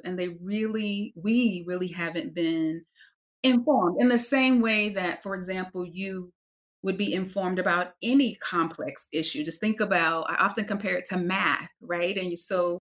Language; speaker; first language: English; native; English